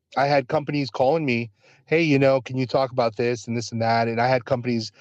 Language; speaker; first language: English; early bilingual, other home language; Spanish